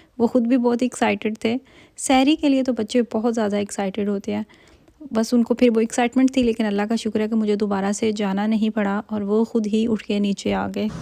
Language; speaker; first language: Urdu; native; Urdu